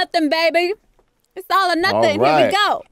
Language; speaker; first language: English; native; English